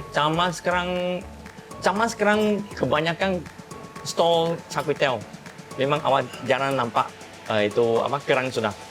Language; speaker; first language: Malay; non-native, local second language; Min Nan Chinese